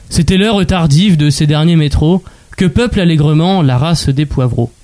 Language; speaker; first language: French; native; French